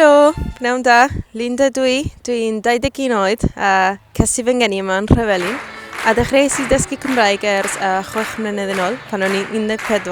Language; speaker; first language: Welsh; non-native, fluent; Spanish